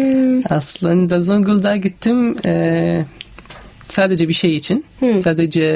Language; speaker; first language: Turkish; non-native, learner; Arabic